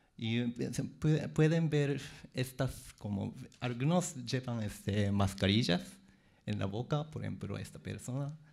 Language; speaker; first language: Spanish; non-native, fluent; Japanese